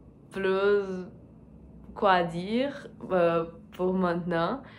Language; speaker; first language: French; non-native, learner; Portuguese